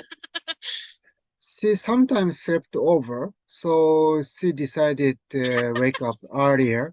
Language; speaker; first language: English; non-native, learner; Japanese